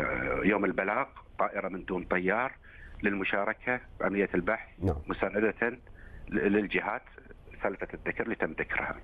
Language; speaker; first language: Arabic; native; Arabic